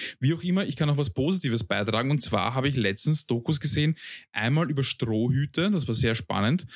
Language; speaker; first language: German; early bilingual, other home language; Bosnian